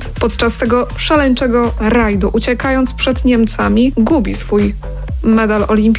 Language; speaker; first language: Polish; native; Polish